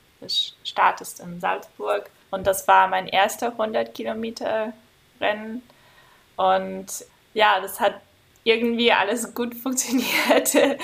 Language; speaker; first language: German; non-native, fluent; English